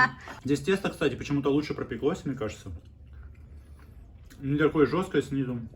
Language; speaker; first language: Russian; native; Russian